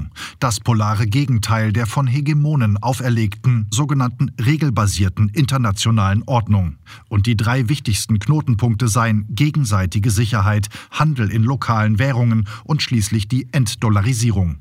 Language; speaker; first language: German; native; German